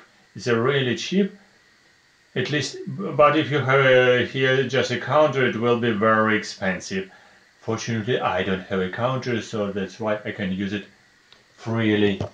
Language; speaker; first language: English; non-native, fluent; Russian